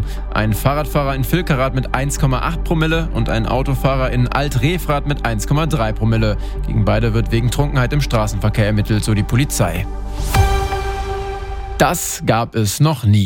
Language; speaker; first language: German; native; German